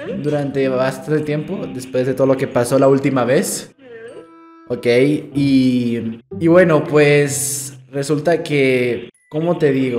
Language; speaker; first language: Spanish; native; Spanish